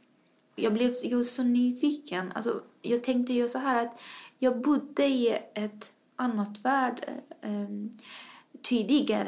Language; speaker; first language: Swedish; non-native, fluent; Persian